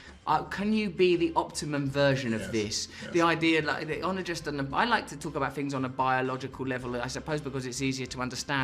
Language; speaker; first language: English; native; English